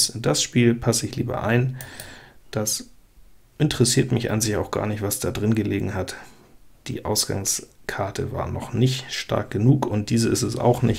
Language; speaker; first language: German; native; German